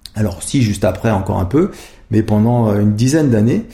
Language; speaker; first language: French; native; French